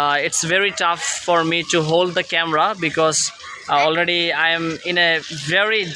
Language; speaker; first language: English; non-native, fluent; Bangla